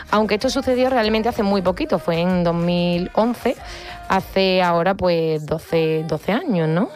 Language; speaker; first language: Spanish; native; Spanish